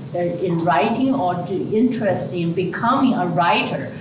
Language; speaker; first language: English; non-native, fluent; Chinese